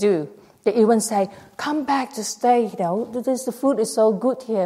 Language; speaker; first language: English; non-native, local second language; Cantonese